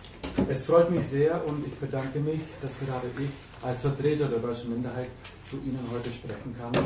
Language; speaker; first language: German; early bilingual, heritage; German